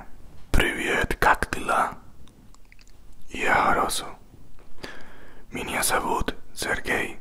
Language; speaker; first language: Russian; non-native, learner; Spanish